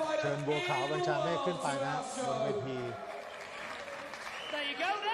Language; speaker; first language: Thai; native; Thai